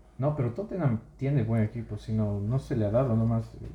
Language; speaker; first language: Spanish; native; Spanish